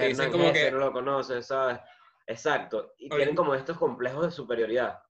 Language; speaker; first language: Spanish; native; Spanish